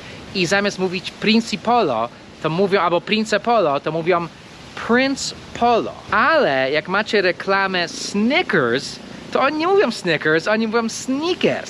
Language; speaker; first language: Polish; non-native, fluent; English